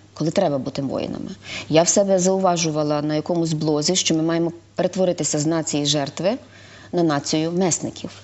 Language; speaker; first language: Ukrainian; native; Ukrainian